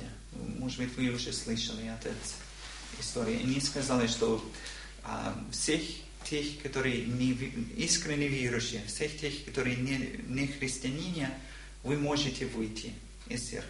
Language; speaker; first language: Russian; non-native, learner; English